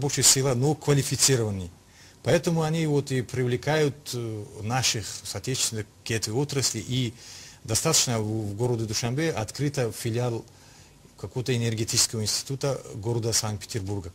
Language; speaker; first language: Russian; non-native, local second language; Tajik